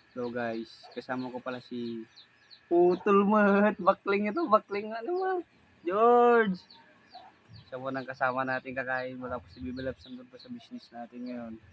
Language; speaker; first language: Filipino; non-native, local second language; Iloko